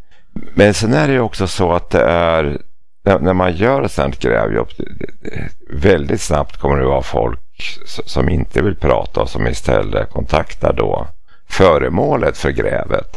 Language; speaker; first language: Swedish; native; Swedish